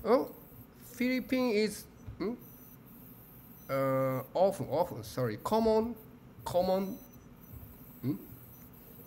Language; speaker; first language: English; non-native, learner; Japanese